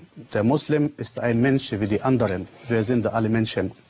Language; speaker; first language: German; non-native, fluent; Arabic